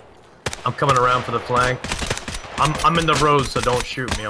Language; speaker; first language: English; native; English